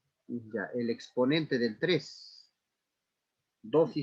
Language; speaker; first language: Spanish; native; Spanish